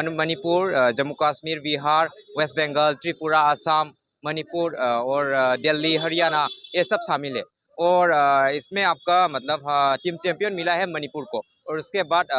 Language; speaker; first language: Hindi; non-native, local second language; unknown